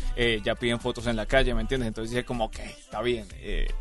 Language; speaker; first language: Spanish; native; Spanish